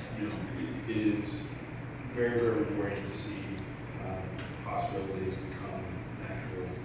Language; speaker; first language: English; native; English